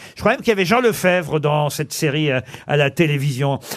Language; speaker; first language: French; native; French